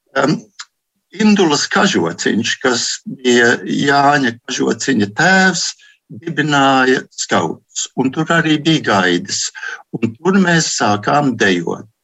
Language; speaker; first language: Latvian; early bilingual, heritage; Latvian